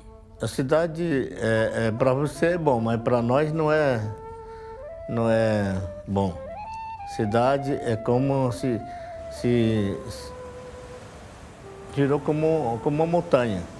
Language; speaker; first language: Portuguese; non-native, local second language; Yanomámi